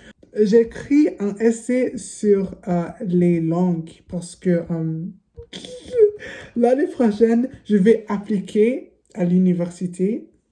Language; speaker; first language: French; non-native, learner; English